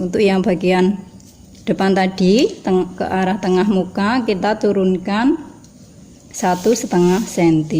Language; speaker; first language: Indonesian; native; Indonesian